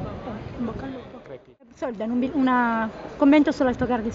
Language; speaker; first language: Italian; native; Italian